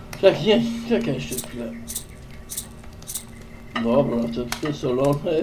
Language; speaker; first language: Polish; native; Polish